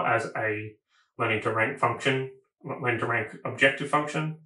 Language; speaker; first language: English; native; English